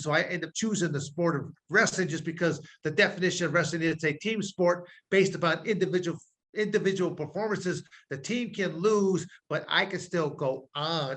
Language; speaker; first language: English; native; English